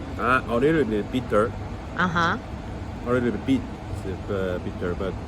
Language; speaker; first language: English; non-native, learner; Korean